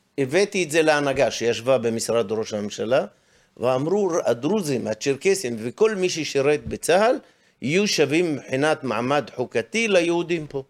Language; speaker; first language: Hebrew; non-native, local second language; Arabic